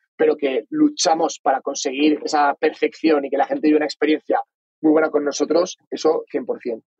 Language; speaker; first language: Spanish; native; Spanish